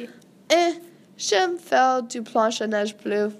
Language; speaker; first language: French; non-native, learner; English